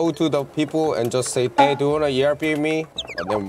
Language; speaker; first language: English; non-native, learner; Korean